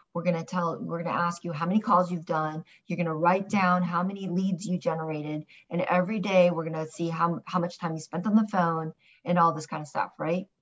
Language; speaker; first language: English; early bilingual, other home language; Korean